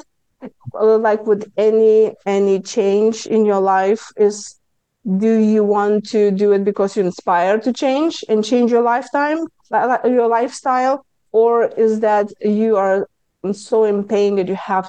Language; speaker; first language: English; non-native, fluent; Lithuanian